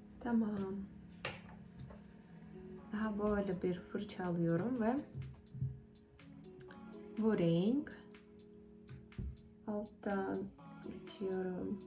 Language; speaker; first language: Turkish; non-native, fluent; Russian